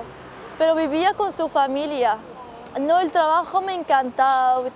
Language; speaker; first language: Spanish; non-native, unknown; Arabic